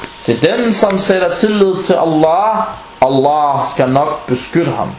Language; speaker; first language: Danish; non-native, fluent; Arabic